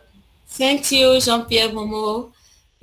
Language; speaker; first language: English; non-native, learner; French